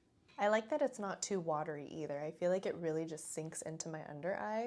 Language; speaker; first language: English; native; English